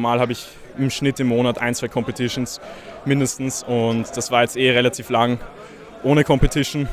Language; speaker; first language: German; native; German